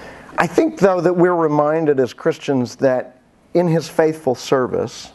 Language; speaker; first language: English; native; English